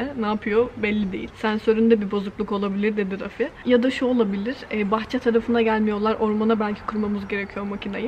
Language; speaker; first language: Turkish; native; Turkish